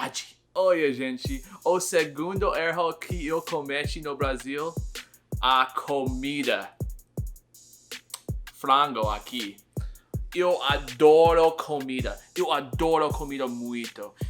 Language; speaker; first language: Portuguese; non-native, learner; English